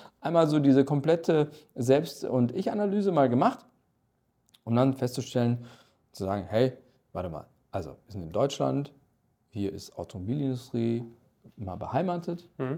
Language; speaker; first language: German; early bilingual, other home language; Turkish